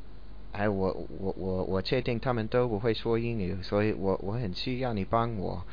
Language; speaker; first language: Chinese; non-native, learner; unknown